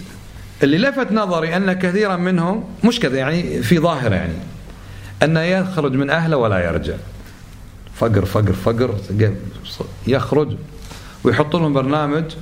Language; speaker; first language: Arabic; native; Arabic